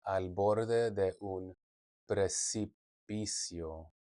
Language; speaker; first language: Spanish; non-native, learner; English